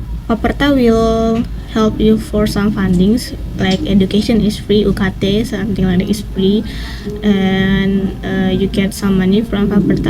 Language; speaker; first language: English; non-native, learner; Indonesian